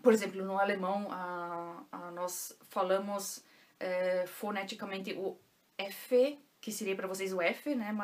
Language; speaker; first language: Portuguese; non-native, local second language; German